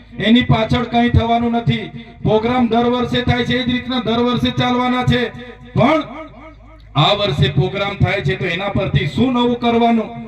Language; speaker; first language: Gujarati; native; Gujarati